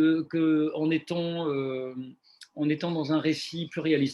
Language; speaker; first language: French; native; French